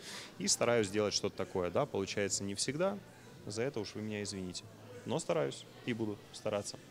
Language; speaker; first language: Russian; native; Russian